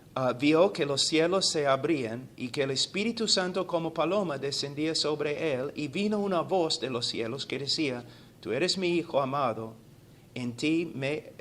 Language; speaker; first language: Spanish; non-native, fluent; English